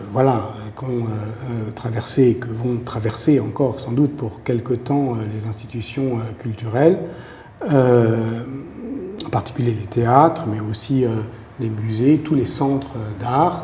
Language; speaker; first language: French; native; French